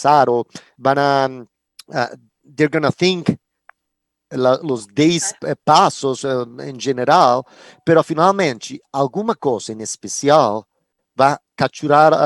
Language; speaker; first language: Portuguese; non-native, fluent; Spanish